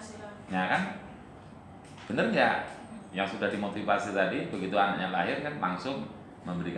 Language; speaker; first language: Indonesian; native; Indonesian